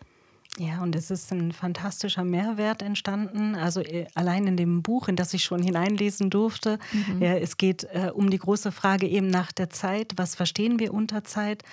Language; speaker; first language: German; native; German